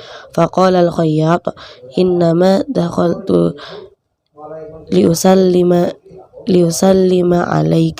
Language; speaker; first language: Arabic; non-native, learner; Indonesian